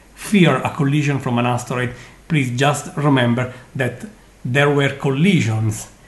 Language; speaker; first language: English; non-native, fluent; Italian